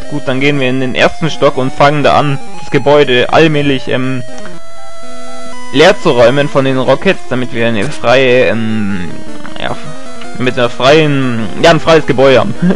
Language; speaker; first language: German; native; German